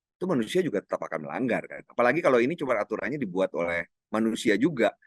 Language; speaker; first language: Indonesian; non-native, local second language; Minangkabau